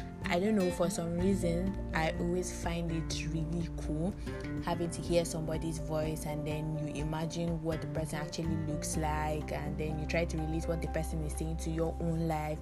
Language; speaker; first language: English; non-native, local second language; Hausa